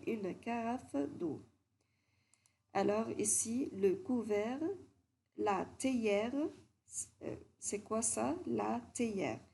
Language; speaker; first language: French; non-native, fluent; Arabic